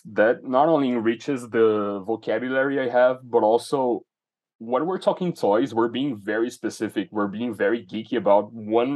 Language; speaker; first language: English; non-native, fluent; Portuguese